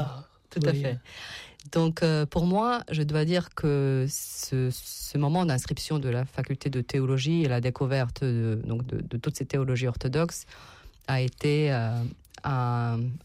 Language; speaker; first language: French; non-native, fluent; Serbian